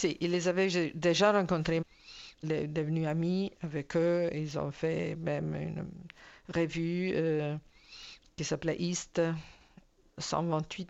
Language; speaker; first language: French; non-native, fluent; Italian